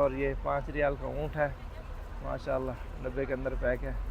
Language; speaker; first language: Hindi; native; Hindi